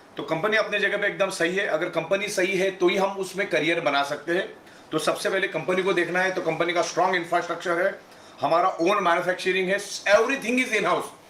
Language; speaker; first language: Hindi; non-native, local second language; Gujarati